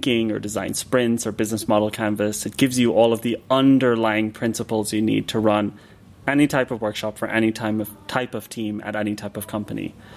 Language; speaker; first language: English; native; English